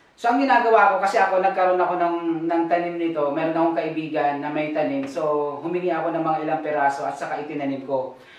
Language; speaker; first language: Filipino; non-native, local second language; Bikol